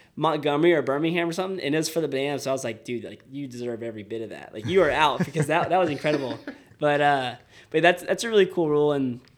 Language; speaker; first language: English; native; English